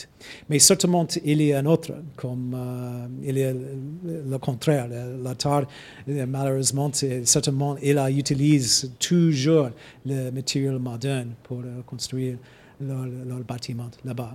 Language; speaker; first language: French; non-native, fluent; English